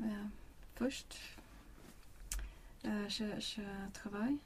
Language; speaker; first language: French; non-native, learner; Swedish